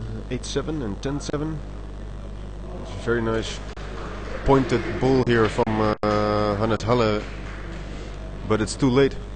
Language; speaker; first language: English; non-native, fluent; Dutch